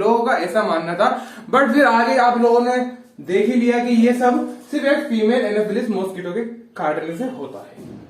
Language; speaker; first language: Hindi; native; Hindi